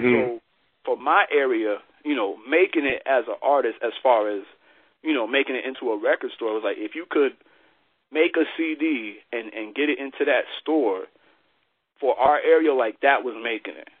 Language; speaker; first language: English; native; English